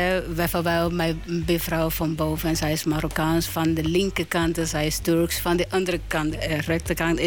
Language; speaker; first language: Dutch; non-native, learner; Spanish